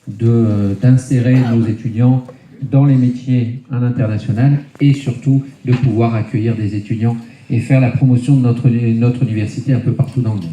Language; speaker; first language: French; native; French